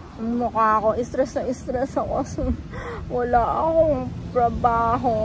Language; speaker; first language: Filipino; native; Filipino